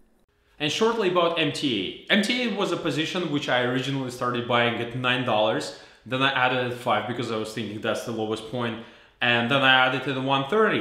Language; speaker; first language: English; non-native, fluent; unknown